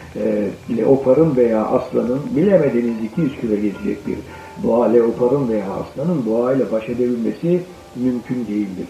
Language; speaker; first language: Turkish; native; Turkish